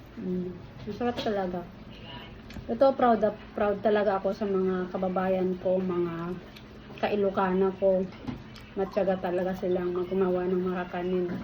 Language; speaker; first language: Filipino; non-native, local second language; Iloko